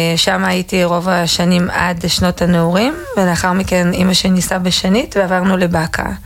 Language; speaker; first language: Hebrew; early bilingual, other home language; Russian